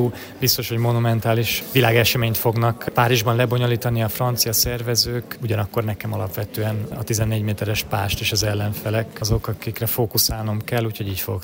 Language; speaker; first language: Hungarian; native; Hungarian